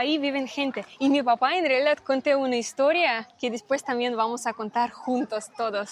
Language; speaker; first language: Spanish; non-native, fluent; Russian